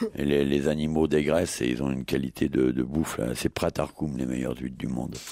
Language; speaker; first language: French; native; French